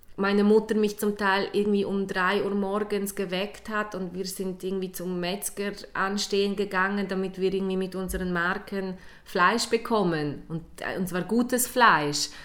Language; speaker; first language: German; early bilingual, other home language; Polish